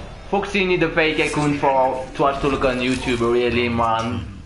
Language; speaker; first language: English; non-native, learner; French